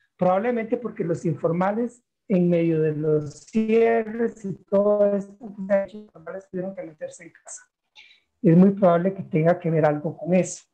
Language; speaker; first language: Spanish; native; Spanish